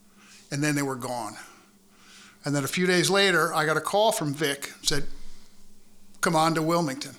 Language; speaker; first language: English; native; English